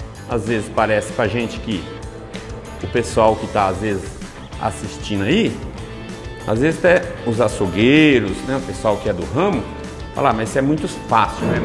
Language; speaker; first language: Portuguese; native; Portuguese